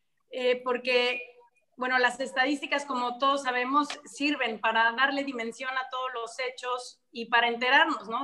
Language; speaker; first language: Spanish; native; Spanish